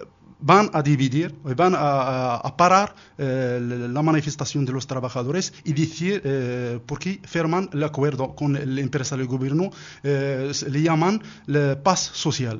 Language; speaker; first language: Spanish; non-native, learner; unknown